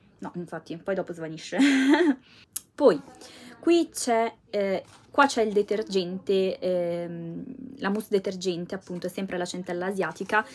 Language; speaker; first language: Italian; native; Italian